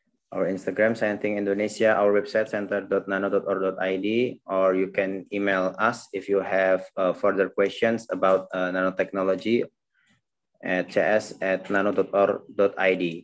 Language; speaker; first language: English; non-native, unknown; Indonesian